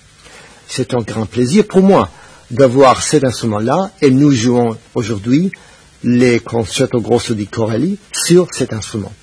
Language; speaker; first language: French; non-native, fluent; Spanish